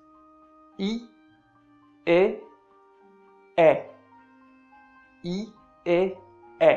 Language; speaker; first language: Japanese; non-native, fluent; French